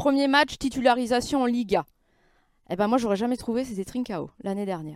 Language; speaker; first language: French; native; French